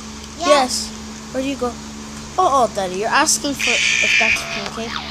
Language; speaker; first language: English; native; English